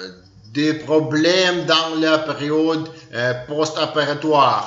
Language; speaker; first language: French; non-native, learner; Ukrainian